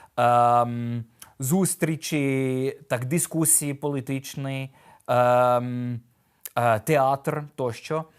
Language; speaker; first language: Ukrainian; non-native, fluent; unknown